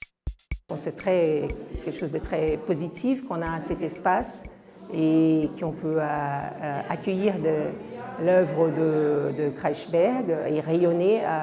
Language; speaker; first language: French; non-native, fluent; Portuguese